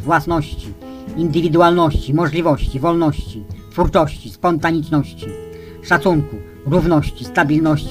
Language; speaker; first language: Polish; native; Polish